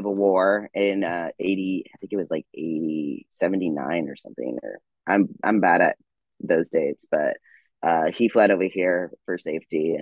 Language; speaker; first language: English; native; English